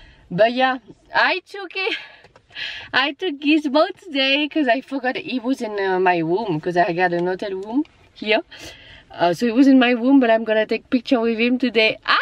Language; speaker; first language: English; non-native, learner; French